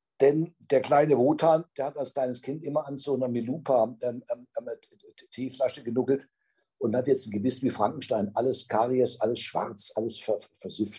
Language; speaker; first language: German; native; German